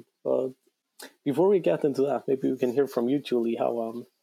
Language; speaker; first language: English; non-native, fluent; Icelandic